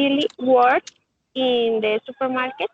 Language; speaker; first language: English; non-native, learner; Spanish